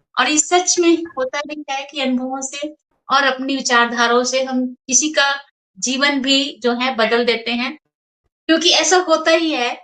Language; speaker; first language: Hindi; native; Hindi